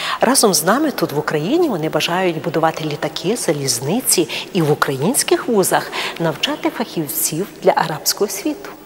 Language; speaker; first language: Ukrainian; native; Ukrainian